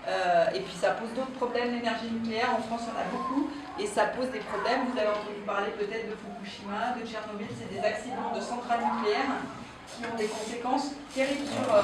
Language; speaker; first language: French; native; French